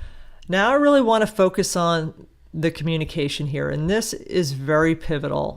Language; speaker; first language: English; native; English